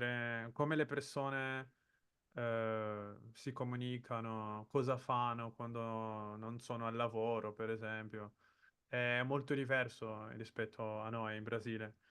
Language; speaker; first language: Italian; non-native, fluent; Portuguese